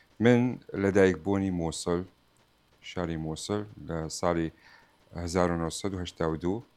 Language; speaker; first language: Central Kurdish; non-native, local second language; Arabic